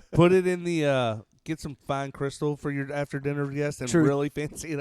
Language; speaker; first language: English; native; English